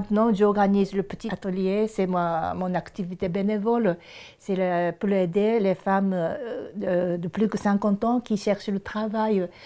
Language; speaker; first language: French; non-native, fluent; Japanese